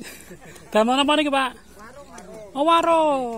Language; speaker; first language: Indonesian; native; Indonesian